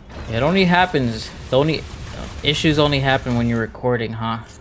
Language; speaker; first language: English; non-native, local second language; Spanish